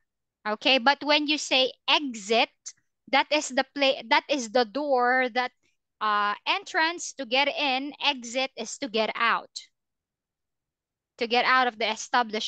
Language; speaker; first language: English; non-native, fluent; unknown